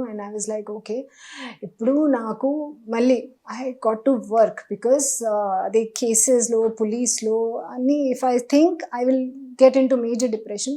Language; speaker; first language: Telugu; non-native, learner; Hindi